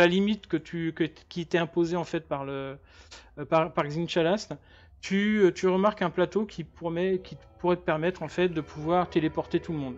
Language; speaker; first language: French; native; French